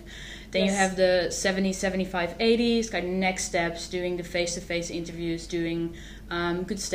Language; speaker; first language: English; non-native, fluent; Dutch